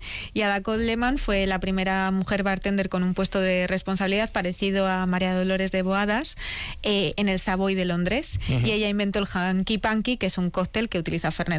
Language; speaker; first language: Spanish; native; Spanish